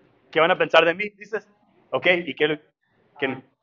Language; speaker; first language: Spanish; early bilingual, heritage; Spanish